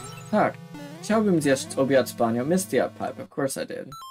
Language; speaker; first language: Polish; non-native, learner; English